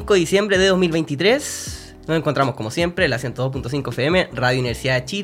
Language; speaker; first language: Spanish; native; Spanish